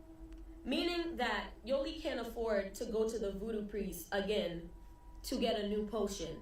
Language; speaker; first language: English; early bilingual, other home language; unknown